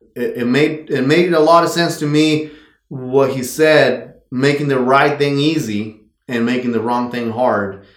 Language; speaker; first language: English; non-native, fluent; Spanish